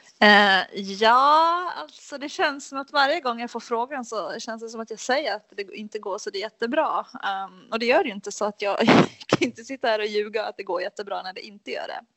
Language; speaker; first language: Swedish; native; Swedish